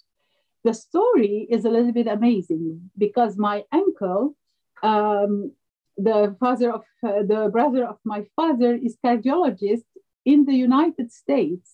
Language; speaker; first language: English; non-native, fluent; French